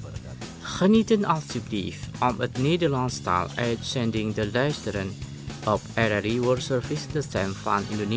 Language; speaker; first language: Dutch; non-native, learner; Indonesian